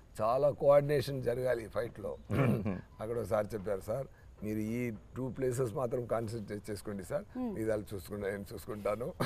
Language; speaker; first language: Telugu; non-native, learner; Tamil